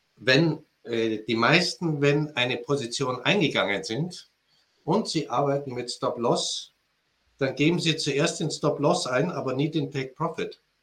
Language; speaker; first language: German; native; German